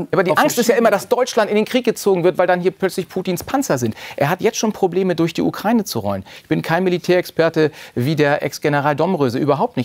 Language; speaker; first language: German; native; German